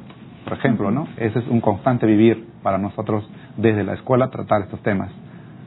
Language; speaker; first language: Spanish; non-native, local second language; Aymara